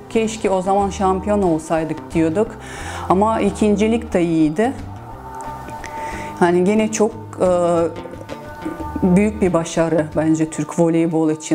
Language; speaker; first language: Turkish; non-native, fluent; Russian